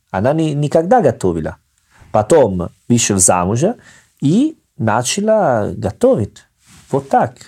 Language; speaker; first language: Russian; non-native, fluent; Italian